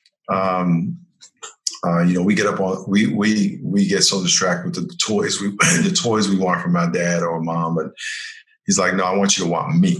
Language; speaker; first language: English; native; English